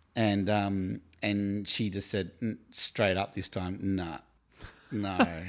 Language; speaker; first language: English; native; English